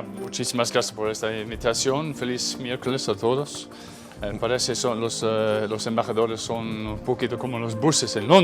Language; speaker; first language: Spanish; non-native, fluent; English